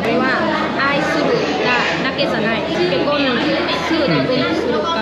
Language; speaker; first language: Japanese; non-native, learner; Vietnamese